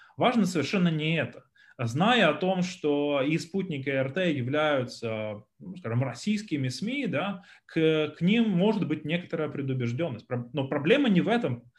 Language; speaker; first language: Russian; native; Russian